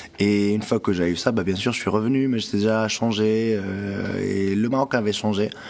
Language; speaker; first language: French; non-native, local second language; Arabic